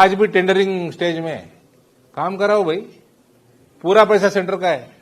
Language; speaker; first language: Hindi; non-native, local second language; Telugu